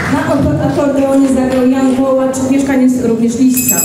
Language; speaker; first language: Polish; native; Polish